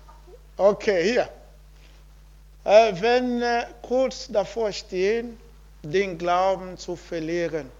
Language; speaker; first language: German; non-native, learner; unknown